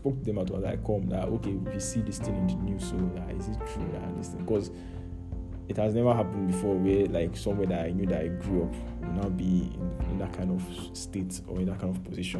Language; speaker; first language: English; non-native, local second language; Yoruba